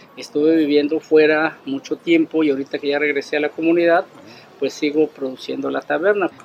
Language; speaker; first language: Spanish; native; Spanish